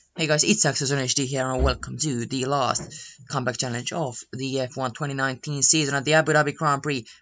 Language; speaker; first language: English; non-native, fluent; Finnish